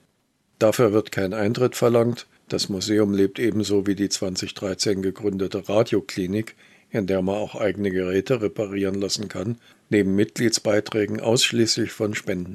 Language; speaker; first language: German; native; German